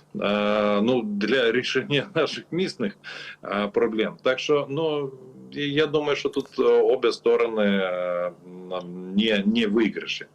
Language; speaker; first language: Ukrainian; non-native, learner; Lithuanian